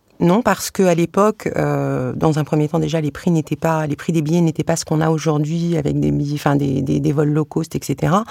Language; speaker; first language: French; early bilingual, other home language; Arabic